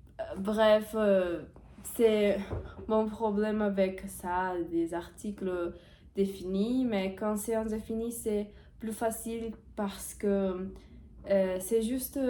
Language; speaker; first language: French; non-native, learner; Portuguese